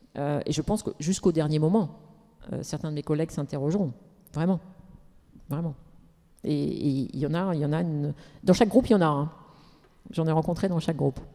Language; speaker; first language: French; native; French